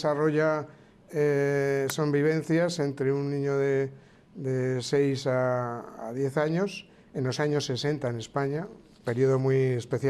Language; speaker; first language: Spanish; native; Spanish